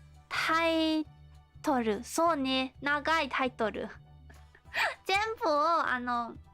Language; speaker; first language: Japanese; non-native, learner; English